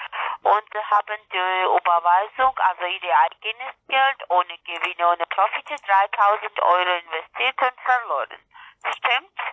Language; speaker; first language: German; non-native, learner; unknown